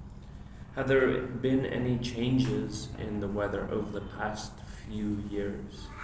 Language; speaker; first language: English; non-native, fluent; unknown